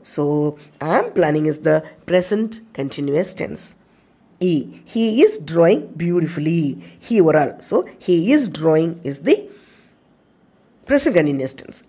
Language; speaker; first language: English; non-native, local second language; Tamil